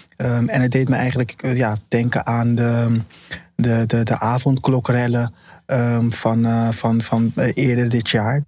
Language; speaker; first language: Dutch; early bilingual, other home language; Papiamento